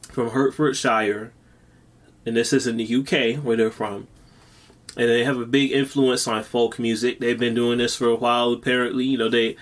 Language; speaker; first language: English; native; English